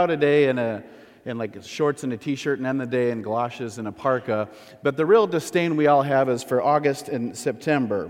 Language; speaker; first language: English; native; English